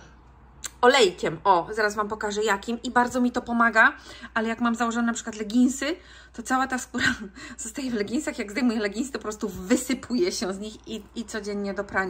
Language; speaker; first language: Polish; native; Polish